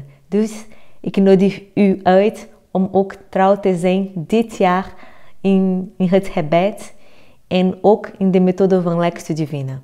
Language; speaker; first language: Dutch; non-native, fluent; Portuguese